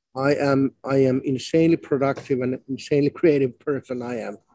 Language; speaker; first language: English; non-native, fluent; Finnish